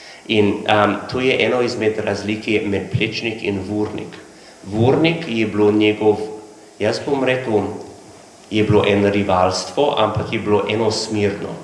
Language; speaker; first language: Slovenian; non-native, learner; English